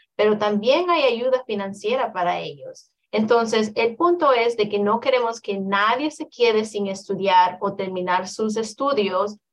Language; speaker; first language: Spanish; native; Spanish